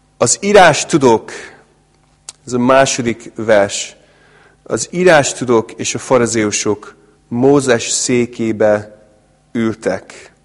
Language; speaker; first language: Hungarian; non-native, fluent; English